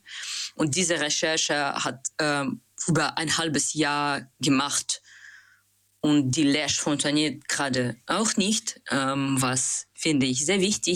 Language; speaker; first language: German; non-native, learner; Russian